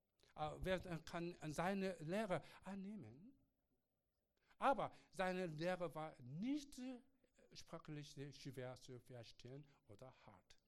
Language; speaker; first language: German; non-native, learner; Korean